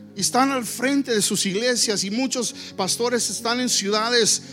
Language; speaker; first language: Spanish; early bilingual, heritage; Spanish